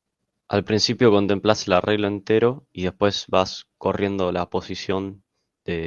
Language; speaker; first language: Spanish; native; Spanish